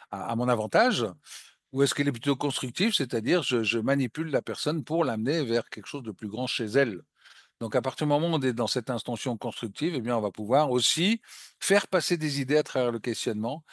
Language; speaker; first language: French; native; French